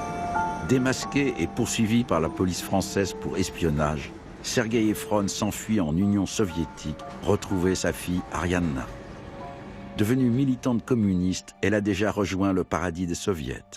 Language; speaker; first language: French; native; French